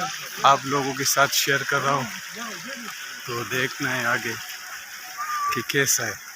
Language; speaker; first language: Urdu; non-native, local second language; Pashto